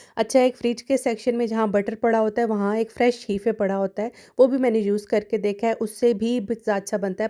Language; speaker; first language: Urdu; native; Urdu